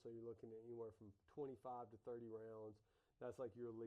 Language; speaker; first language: English; native; English